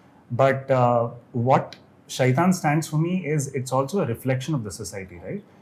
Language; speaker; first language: English; non-native, local second language; Kannada